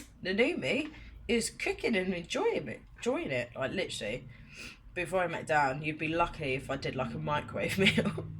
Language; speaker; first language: English; native; English